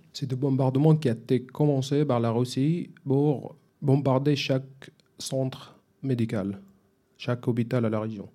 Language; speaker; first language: French; non-native, fluent; Arabic